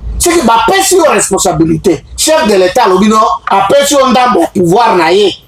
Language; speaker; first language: Lingala; non-native, local second language; Swahili